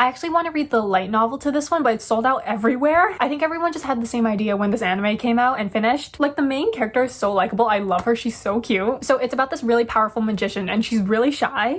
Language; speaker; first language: English; native; English